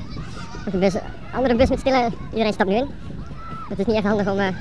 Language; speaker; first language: Dutch; native; Dutch